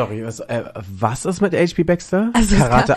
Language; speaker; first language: German; native; German